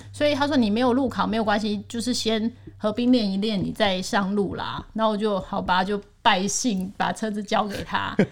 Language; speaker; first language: Chinese; native; Chinese